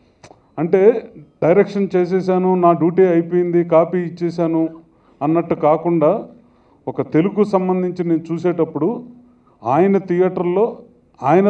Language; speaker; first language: Telugu; native; Telugu